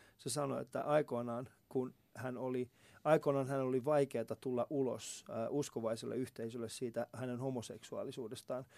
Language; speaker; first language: Finnish; non-native, fluent; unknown